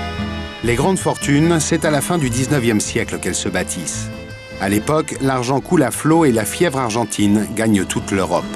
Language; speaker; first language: French; native; French